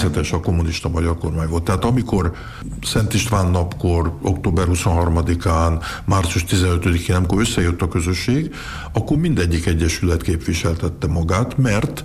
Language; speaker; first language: Hungarian; early bilingual, heritage; Hungarian